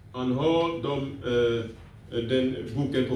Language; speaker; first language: Swedish; non-native, fluent; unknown